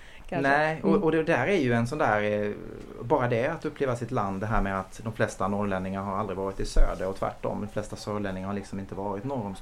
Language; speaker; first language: Swedish; native; Swedish